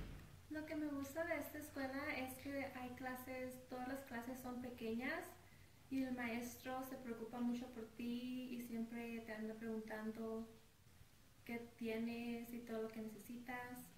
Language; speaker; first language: Spanish; early bilingual, heritage; Spanish